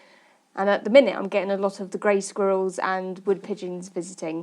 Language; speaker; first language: English; native; English